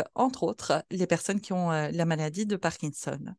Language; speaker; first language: French; native; French